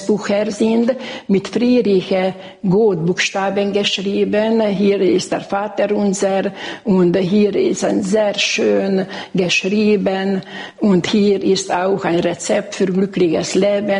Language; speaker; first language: German; non-native, local second language; Hungarian